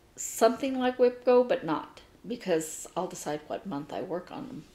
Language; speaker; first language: English; native; English